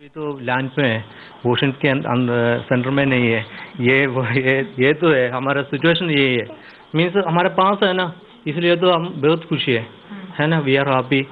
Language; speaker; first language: Hindi; non-native, learner; Malayalam